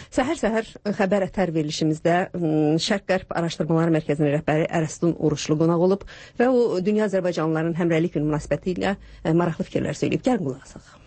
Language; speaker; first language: Azerbaijani; native; Azerbaijani